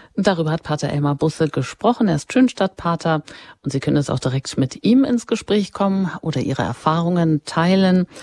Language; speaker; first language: German; native; German